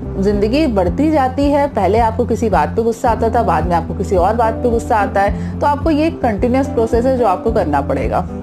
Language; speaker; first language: Hindi; native; Hindi